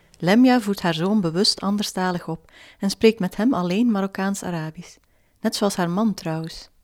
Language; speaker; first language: Dutch; native; Dutch